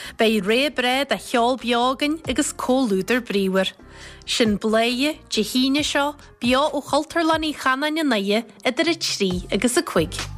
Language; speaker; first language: Irish; native; Irish